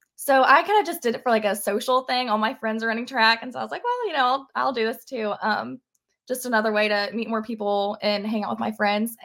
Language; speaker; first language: English; native; English